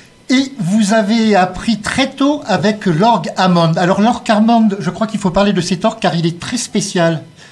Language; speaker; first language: French; native; French